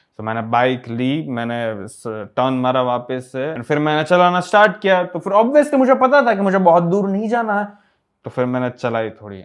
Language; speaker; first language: Hindi; non-native, local second language; Gujarati